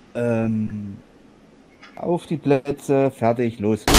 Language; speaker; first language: German; native; German